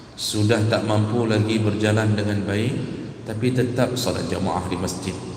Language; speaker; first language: Malay; non-native, local second language; Achinese